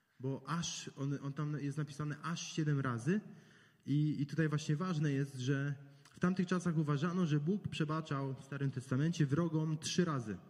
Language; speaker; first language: Polish; native; Polish